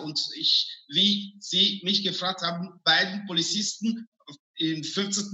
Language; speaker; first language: German; non-native, fluent; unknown